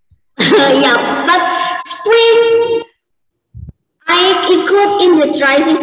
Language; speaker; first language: English; non-native, learner; Indonesian